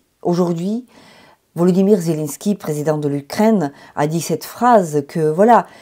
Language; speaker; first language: French; non-native, fluent; Ukrainian